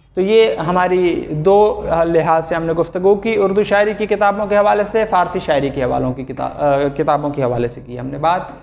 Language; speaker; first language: Urdu; non-native, local second language; Pashto